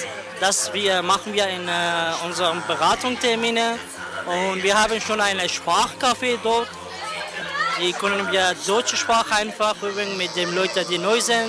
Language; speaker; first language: German; non-native, fluent; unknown